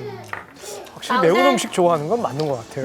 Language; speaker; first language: Korean; native; Korean